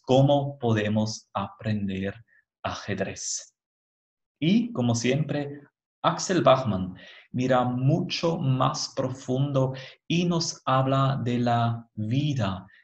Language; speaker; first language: Spanish; non-native, fluent; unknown